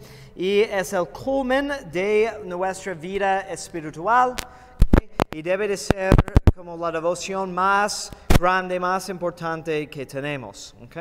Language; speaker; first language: Spanish; non-native, fluent; English